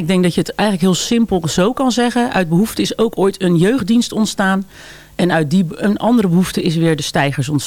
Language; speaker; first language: Dutch; native; Dutch